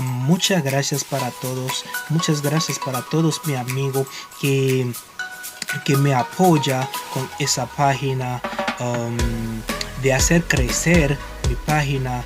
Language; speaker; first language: Spanish; non-native, learner; Haitian Creole